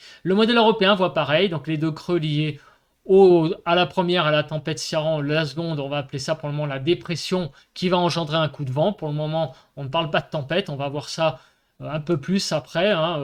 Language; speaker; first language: French; native; French